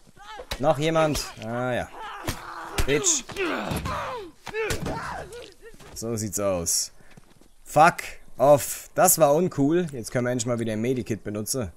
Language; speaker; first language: German; native; German